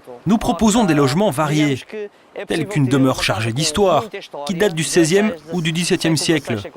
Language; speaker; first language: French; native; French